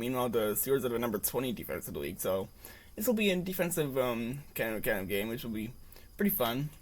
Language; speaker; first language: English; native; English